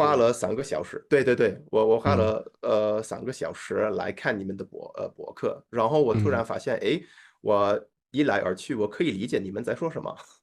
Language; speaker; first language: Chinese; non-native, fluent; English